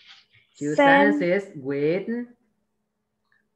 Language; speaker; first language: English; non-native, fluent; Vietnamese